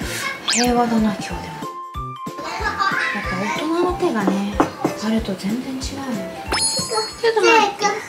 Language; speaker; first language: Japanese; native; Japanese